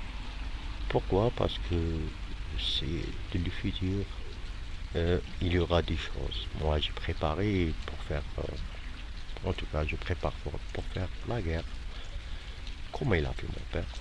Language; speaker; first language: French; non-native, fluent; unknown